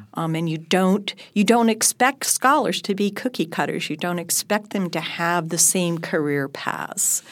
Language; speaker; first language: English; native; English